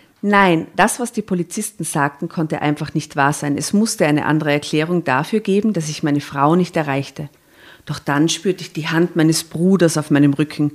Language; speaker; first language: German; early bilingual, other home language; Serbian